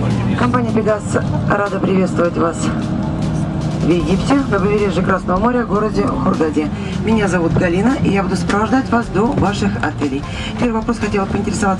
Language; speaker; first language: Russian; native; Russian